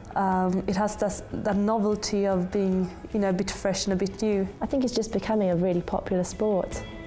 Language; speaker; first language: English; non-native, fluent; Swedish